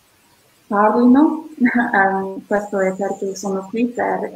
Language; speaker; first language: Italian; non-native, fluent; English